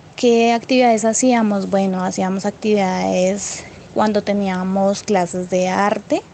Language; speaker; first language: Spanish; native; Spanish